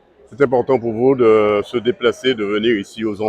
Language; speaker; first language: French; native; French